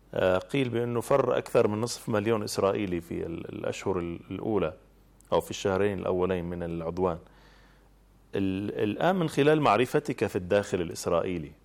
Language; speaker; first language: Arabic; native; Arabic